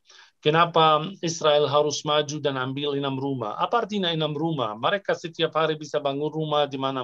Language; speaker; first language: Indonesian; non-native, fluent; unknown